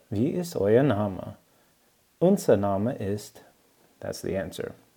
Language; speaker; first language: German; non-native, learner; English